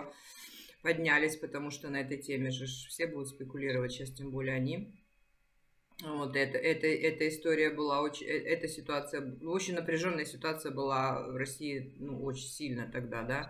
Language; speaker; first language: Russian; native; Russian